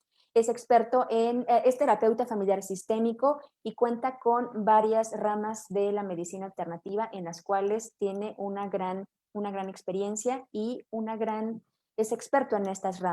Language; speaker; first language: Spanish; native; Spanish